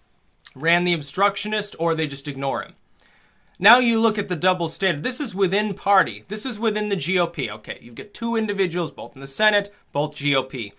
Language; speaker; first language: English; native; English